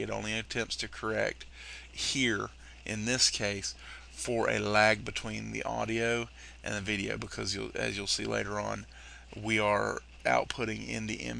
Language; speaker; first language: English; native; English